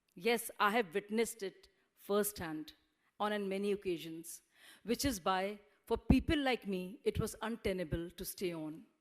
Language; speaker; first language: English; non-native, local second language; Hindi